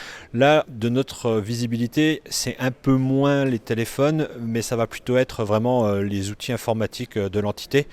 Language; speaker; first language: French; native; French